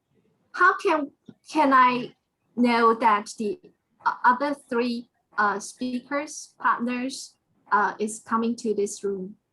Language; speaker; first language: English; non-native, fluent; Chinese